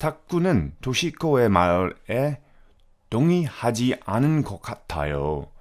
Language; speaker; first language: Korean; non-native, fluent; English